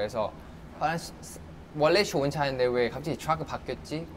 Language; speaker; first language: Korean; non-native, fluent; Thai